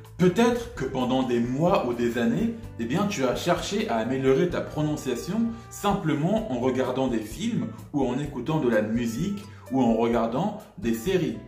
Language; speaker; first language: French; native; French